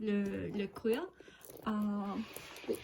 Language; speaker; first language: French; non-native, learner; English